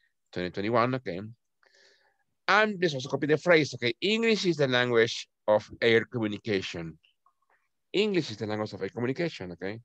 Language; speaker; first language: English; non-native, fluent; Spanish